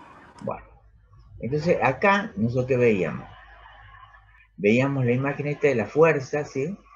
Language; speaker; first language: Spanish; native; Spanish